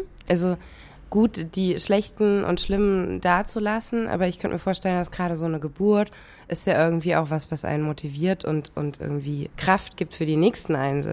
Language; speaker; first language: German; native; German